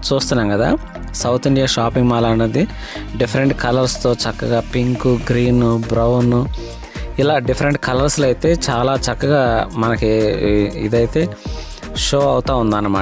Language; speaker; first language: Telugu; native; Telugu